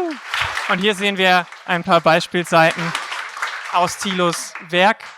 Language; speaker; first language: German; native; German